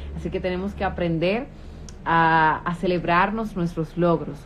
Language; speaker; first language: Spanish; native; Spanish